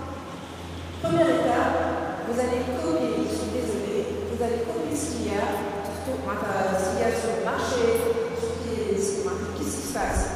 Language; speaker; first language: French; non-native, local second language; Arabic